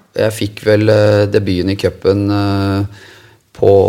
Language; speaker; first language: Norwegian; native; Norwegian